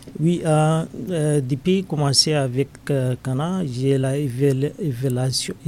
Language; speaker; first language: French; non-native, learner; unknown